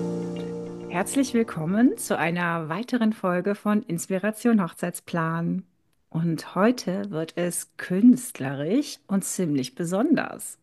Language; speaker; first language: German; native; German